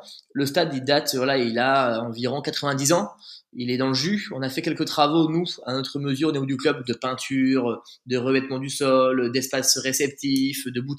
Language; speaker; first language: French; native; French